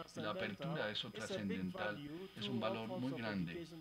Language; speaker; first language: Spanish; non-native, fluent; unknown